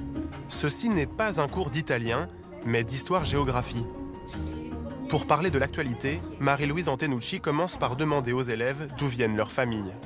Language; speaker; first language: French; native; French